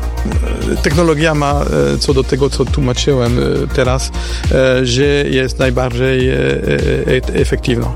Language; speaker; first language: Polish; non-native, learner; French